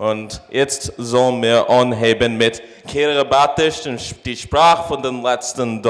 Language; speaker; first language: German; non-native, fluent; English